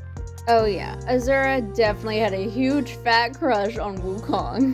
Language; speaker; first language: English; native; English